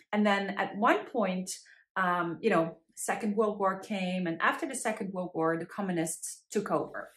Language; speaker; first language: English; non-native, fluent; Dutch